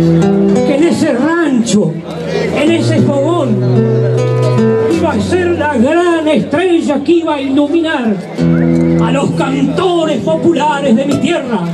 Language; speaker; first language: Spanish; native; Spanish